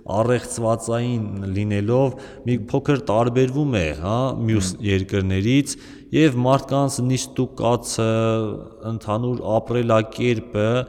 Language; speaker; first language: Armenian; native; Armenian